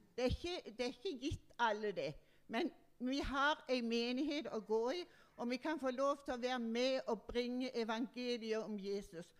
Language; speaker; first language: Norwegian; native; Norwegian